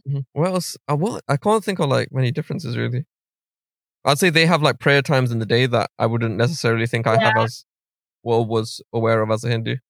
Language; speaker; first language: English; native; English